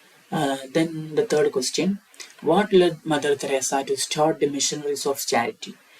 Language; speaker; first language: English; non-native, local second language; Malayalam